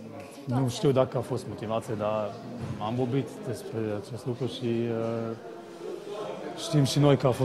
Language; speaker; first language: Romanian; early bilingual, heritage; Romanian